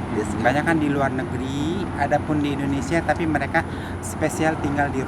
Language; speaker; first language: Indonesian; native; Indonesian